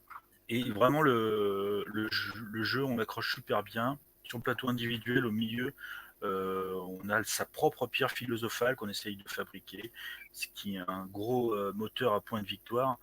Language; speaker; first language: French; native; French